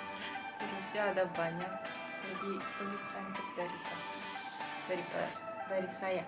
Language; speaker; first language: Indonesian; non-native, learner; Russian